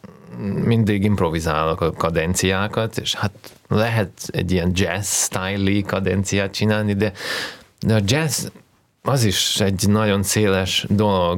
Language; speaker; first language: Hungarian; non-native, fluent; Russian